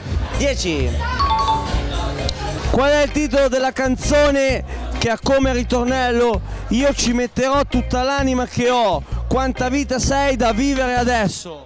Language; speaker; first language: Italian; native; Italian